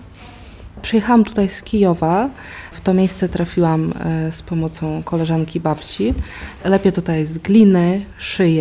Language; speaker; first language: Ukrainian; non-native, learner; Polish